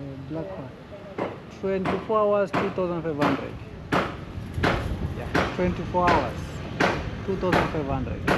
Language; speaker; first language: English; non-native, local second language; Swahili